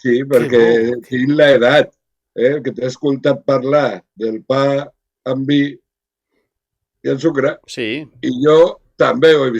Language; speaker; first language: Catalan; non-native, local second language; Spanish